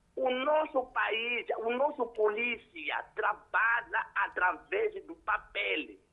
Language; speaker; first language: Portuguese; non-native, local second language; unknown